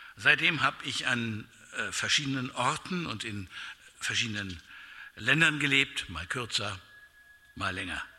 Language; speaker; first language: German; native; German